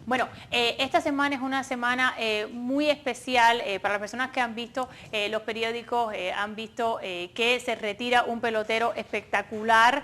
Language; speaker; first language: Spanish; early bilingual, other home language; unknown